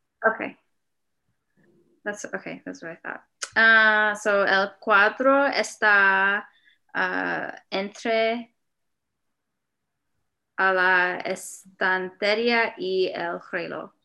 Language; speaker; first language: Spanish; non-native, learner; English